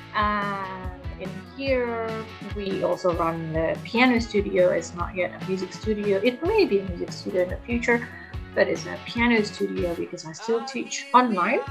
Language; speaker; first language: English; early bilingual, other home language; Indonesian